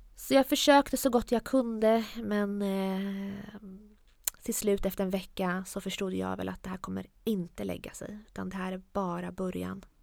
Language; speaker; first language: Swedish; early bilingual, other home language; Arabic